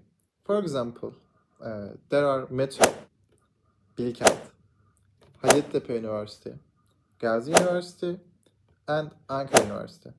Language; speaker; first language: English; non-native, learner; Turkish